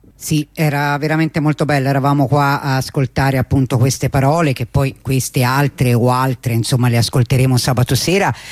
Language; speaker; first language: Italian; native; Italian